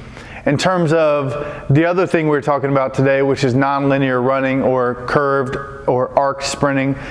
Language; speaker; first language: English; native; English